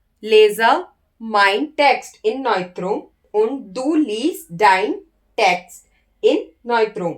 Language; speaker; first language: German; non-native, learner; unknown